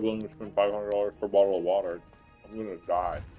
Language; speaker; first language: English; native; English